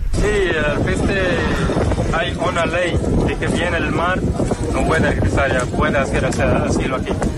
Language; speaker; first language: Spanish; non-native, learner; Arabic